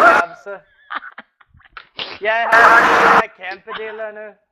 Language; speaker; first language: Swedish; native; Swedish